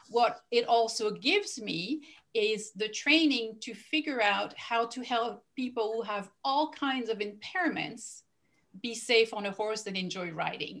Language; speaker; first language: English; non-native, fluent; French